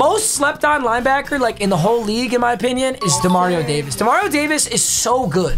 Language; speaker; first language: English; native; English